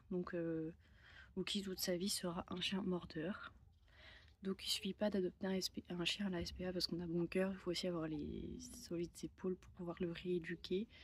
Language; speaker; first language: French; native; French